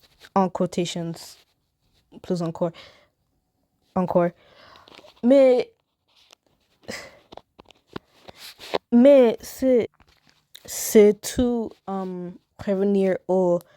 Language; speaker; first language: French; non-native, learner; English